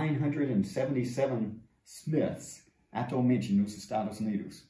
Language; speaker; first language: Portuguese; non-native, fluent; English